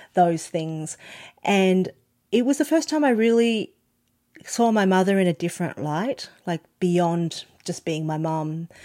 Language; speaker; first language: English; non-native, local second language; Cantonese